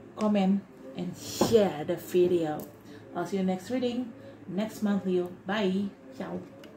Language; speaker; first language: English; non-native, fluent; Indonesian